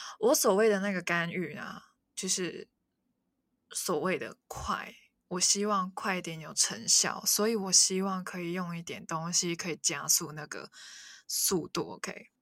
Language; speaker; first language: Chinese; non-native, local second language; Cantonese